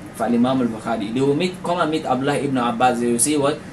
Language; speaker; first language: English; non-native, local second language; Hausa